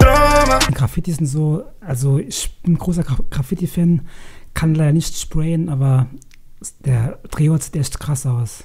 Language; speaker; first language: German; native; German